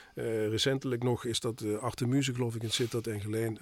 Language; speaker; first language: Dutch; native; Dutch